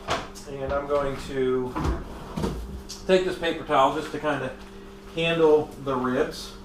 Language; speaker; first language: English; native; English